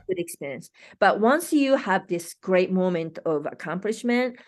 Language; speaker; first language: English; non-native, fluent; Japanese